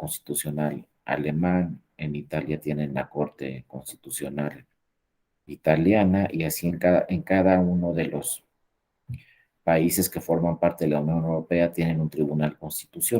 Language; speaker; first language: Spanish; native; Spanish